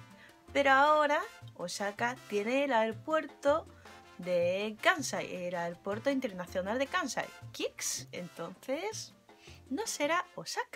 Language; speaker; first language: Spanish; non-native, fluent; Japanese